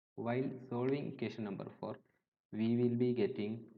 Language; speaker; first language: English; non-native, local second language; Malayalam